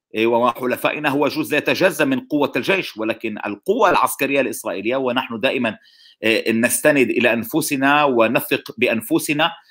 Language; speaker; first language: Arabic; non-native, local second language; Hebrew